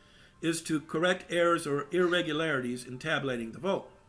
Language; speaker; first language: English; native; English